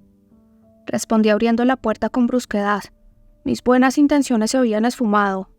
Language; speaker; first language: Spanish; native; Spanish